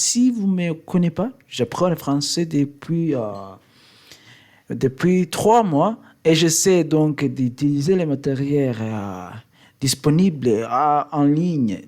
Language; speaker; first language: French; non-native, learner; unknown